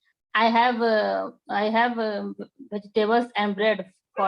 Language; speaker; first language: English; non-native, learner; Marathi